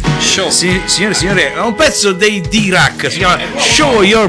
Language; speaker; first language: Italian; native; Italian